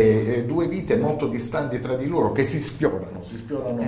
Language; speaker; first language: Italian; native; Italian